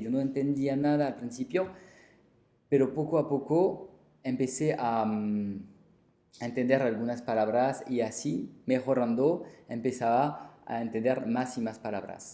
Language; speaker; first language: Spanish; non-native, fluent; French